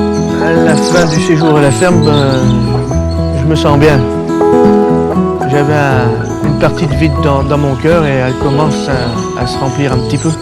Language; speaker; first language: French; native; French